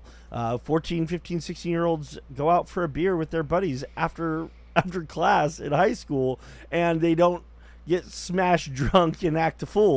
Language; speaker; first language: English; native; English